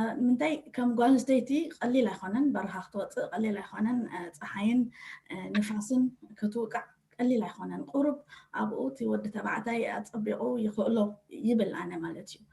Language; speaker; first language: Tigrinya; early bilingual, heritage; Tigrinya